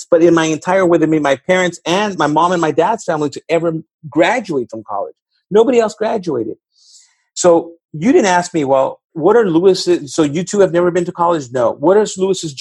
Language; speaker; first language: English; native; English